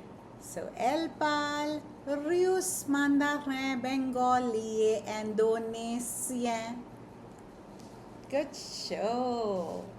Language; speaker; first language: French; non-native, fluent; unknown